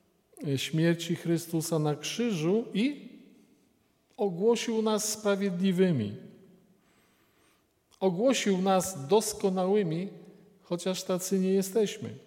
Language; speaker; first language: Polish; native; Polish